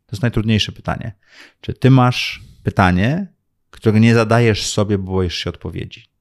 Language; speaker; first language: Polish; early bilingual, heritage; Polish